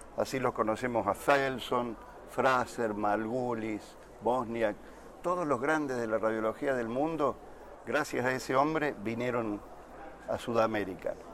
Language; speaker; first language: Spanish; native; Spanish